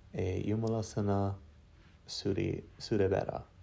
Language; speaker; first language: Estonian; non-native, learner; English